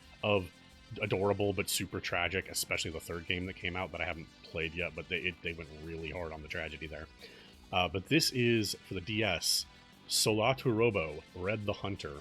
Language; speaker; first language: English; native; English